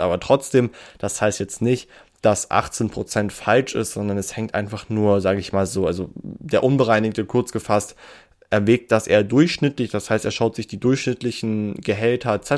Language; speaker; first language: German; native; German